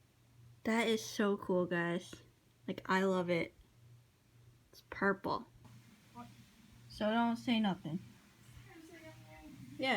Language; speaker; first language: English; native; English